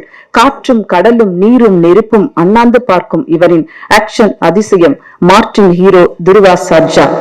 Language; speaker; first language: Tamil; native; Tamil